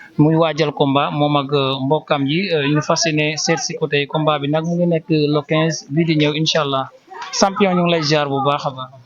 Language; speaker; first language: Wolof; native; Wolof